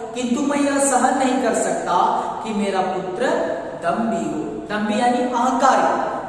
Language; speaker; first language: Hindi; non-native, local second language; Kannada